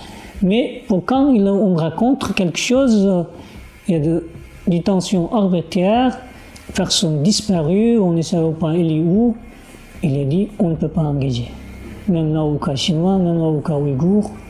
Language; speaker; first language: French; non-native, learner; Uyghur